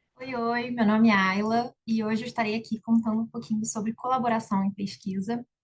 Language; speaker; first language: Portuguese; native; Portuguese